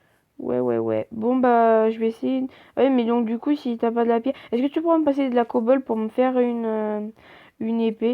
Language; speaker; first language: French; native; French